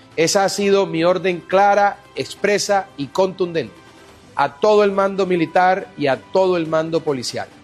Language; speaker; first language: Spanish; native; Spanish